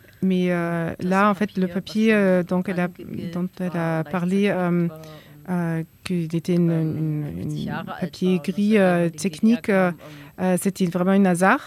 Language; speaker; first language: French; non-native, fluent; German